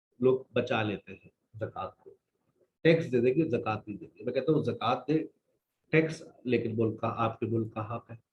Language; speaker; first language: Urdu; native; Urdu